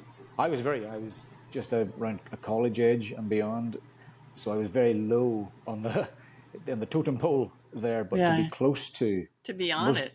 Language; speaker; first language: English; native; English